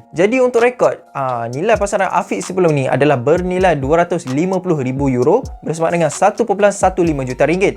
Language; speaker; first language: Malay; native; Malay